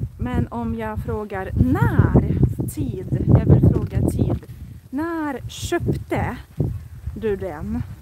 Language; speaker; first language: Swedish; non-native, fluent; Russian